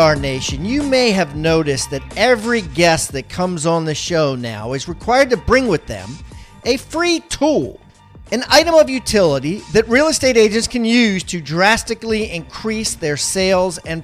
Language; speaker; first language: English; native; English